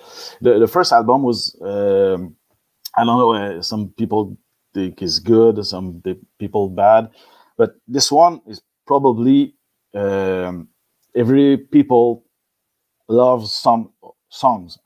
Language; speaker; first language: English; non-native, learner; French